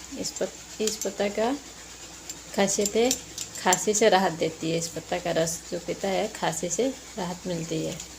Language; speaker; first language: Hindi; non-native, local second language; Odia